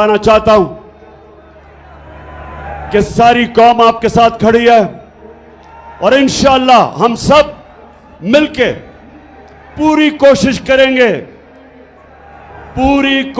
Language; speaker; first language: Urdu; native; Urdu